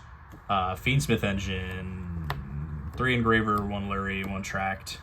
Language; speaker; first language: English; native; English